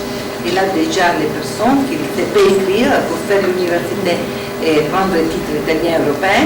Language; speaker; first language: French; non-native, learner; Italian